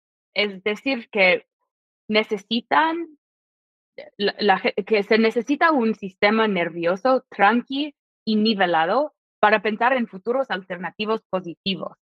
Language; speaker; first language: Spanish; non-native, fluent; English